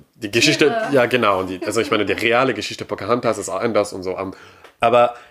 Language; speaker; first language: German; non-native, fluent; English